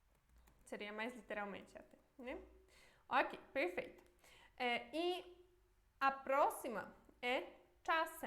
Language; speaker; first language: Portuguese; non-native, fluent; Polish